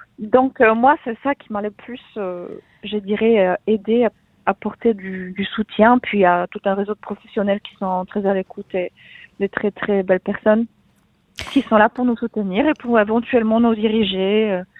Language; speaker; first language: French; non-native, fluent; Polish